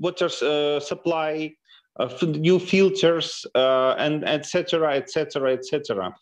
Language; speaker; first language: English; non-native, fluent; Ukrainian